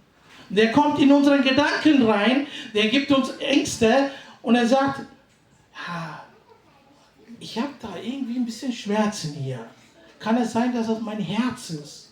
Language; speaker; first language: German; non-native, fluent; Tamil